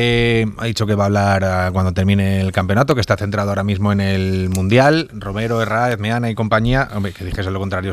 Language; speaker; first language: Spanish; native; Spanish